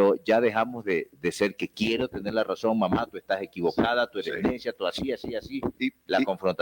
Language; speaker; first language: Spanish; native; Spanish